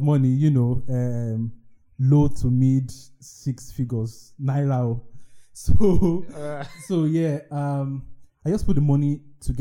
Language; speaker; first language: English; non-native, local second language; Yoruba